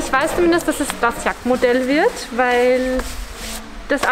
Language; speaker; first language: German; native; German